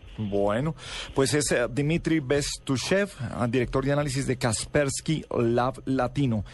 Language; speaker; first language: Spanish; native; Spanish